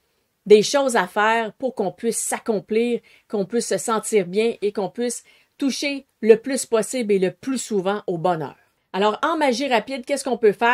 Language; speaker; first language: French; native; French